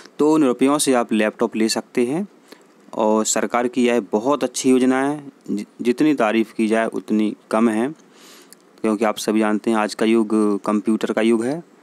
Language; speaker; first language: Hindi; native; Hindi